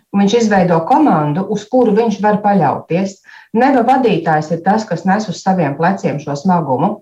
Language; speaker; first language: Latvian; native; Latvian